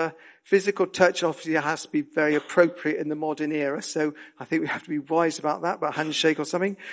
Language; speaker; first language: English; native; English